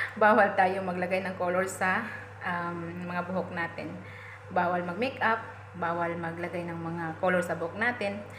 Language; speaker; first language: Filipino; non-native, local second language; Cebuano